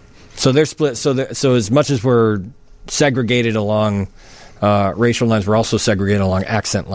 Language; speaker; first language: English; native; English